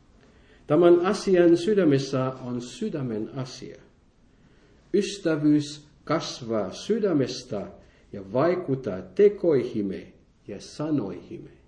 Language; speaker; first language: Finnish; non-native, fluent; French